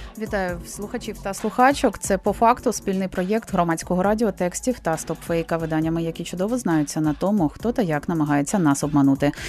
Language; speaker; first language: Ukrainian; native; Ukrainian